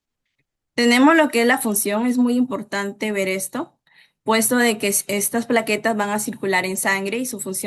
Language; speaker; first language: Spanish; native; Spanish